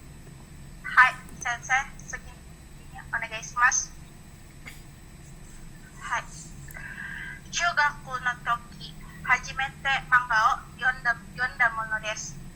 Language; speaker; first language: Japanese; non-native, learner; Indonesian